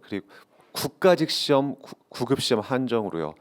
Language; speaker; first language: Korean; native; Korean